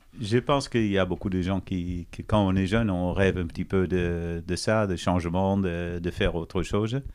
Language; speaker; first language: French; non-native, fluent; Dutch